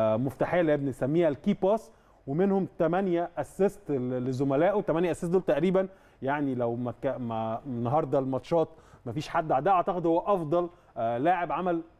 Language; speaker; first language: Arabic; native; Arabic